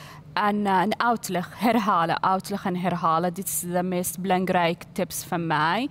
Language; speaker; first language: Dutch; non-native, learner; Arabic